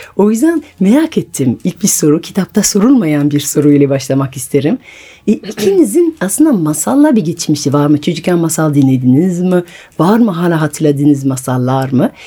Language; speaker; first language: Turkish; non-native, fluent; French